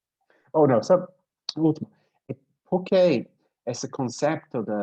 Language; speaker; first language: Portuguese; non-native, learner; English